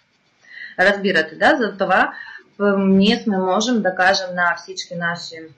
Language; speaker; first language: Bulgarian; non-native, fluent; Russian